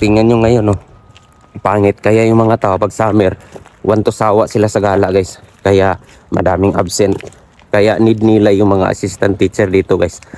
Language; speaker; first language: Filipino; non-native, local second language; Cebuano